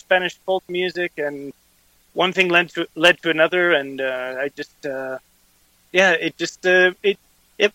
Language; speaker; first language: English; native; English